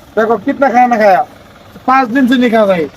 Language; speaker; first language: Hindi; non-native, learner; Bangla